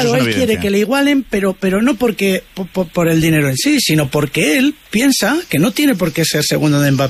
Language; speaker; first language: Spanish; native; Spanish